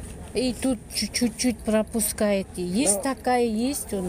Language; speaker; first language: Russian; non-native, local second language; Kazakh